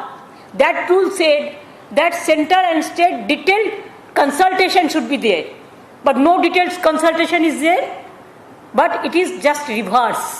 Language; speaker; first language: English; non-native, local second language; Bangla